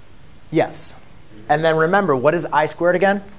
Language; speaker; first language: English; native; English